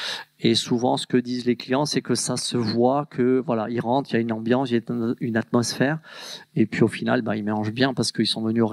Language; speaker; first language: French; native; French